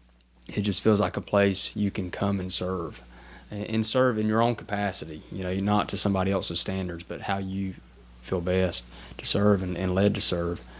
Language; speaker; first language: English; native; English